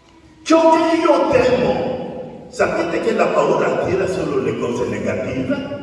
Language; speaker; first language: Italian; non-native, fluent; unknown